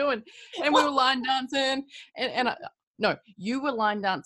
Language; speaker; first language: English; native; English